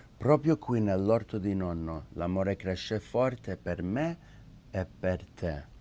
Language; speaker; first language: Italian; early bilingual, heritage; English